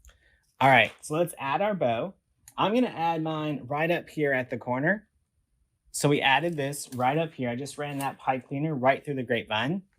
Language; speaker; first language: English; native; English